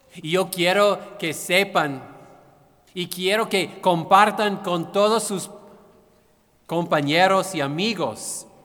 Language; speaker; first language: Spanish; non-native, fluent; English